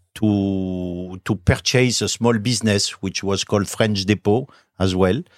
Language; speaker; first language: English; non-native, fluent; French